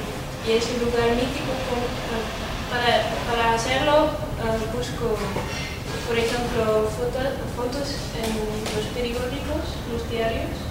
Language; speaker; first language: Spanish; non-native, fluent; Dutch